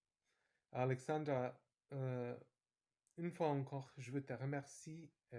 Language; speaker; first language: French; non-native, fluent; Serbian